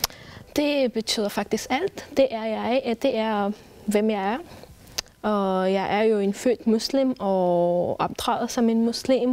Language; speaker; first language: Danish; non-native, fluent; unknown